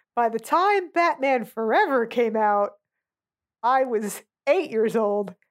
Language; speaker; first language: English; native; English